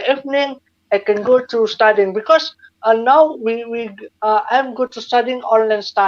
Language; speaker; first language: English; non-native, learner; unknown